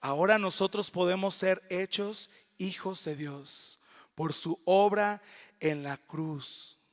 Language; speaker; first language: Spanish; native; Spanish